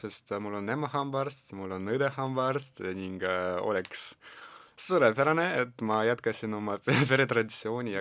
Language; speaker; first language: Estonian; non-native, local second language; Russian